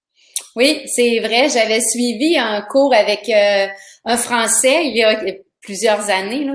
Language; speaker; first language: French; native; French